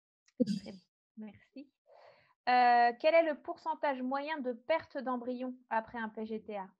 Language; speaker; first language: French; native; French